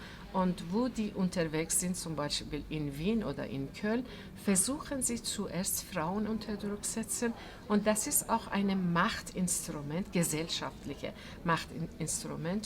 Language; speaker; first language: German; non-native, fluent; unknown